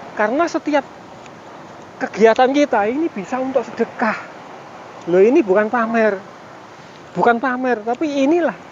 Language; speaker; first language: Indonesian; non-native, local second language; Javanese